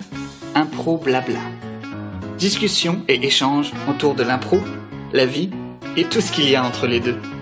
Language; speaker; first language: French; native; French